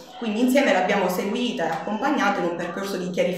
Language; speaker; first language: Italian; native; Italian